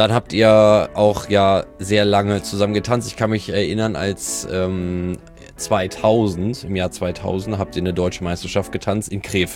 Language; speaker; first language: German; native; German